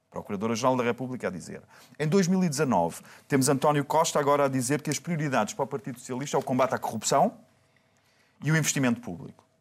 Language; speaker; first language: Portuguese; native; Portuguese